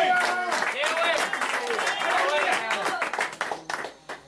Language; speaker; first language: Spanish; native; Spanish